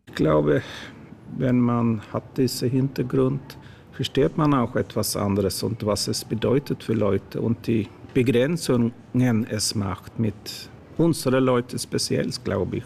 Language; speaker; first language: German; non-native, fluent; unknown